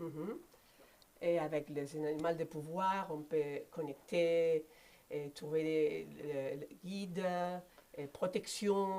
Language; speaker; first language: French; non-native, fluent; Spanish